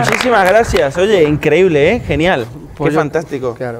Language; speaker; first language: Spanish; native; Spanish